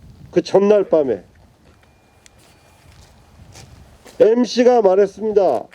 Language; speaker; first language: Korean; native; Korean